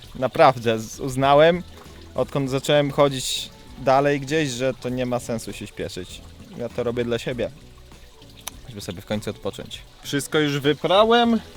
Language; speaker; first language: Polish; native; Polish